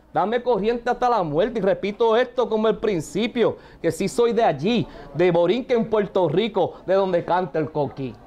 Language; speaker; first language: Spanish; early bilingual, heritage; Spanish